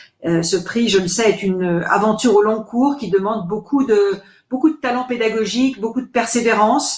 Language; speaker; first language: French; native; French